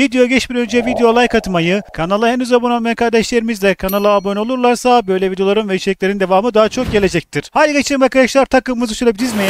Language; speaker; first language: Turkish; native; Turkish